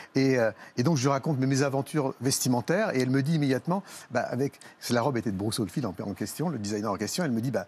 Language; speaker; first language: French; native; French